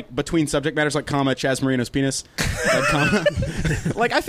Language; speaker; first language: English; native; English